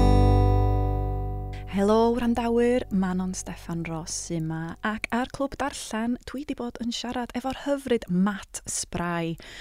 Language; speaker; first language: Welsh; native; Welsh